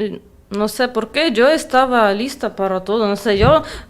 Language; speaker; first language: Spanish; non-native, learner; Russian